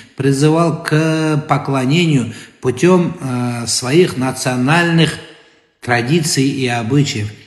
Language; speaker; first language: Russian; non-native, local second language; Kazakh